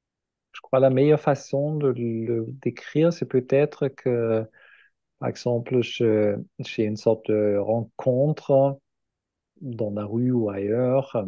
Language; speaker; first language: French; non-native, fluent; German